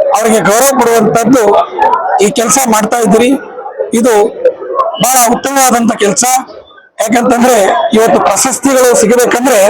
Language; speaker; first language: Kannada; native; Kannada